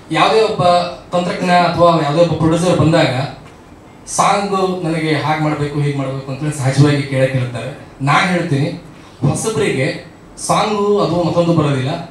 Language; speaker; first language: Kannada; native; Kannada